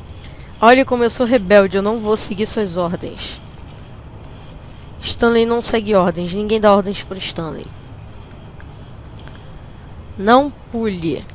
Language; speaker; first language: Portuguese; native; Portuguese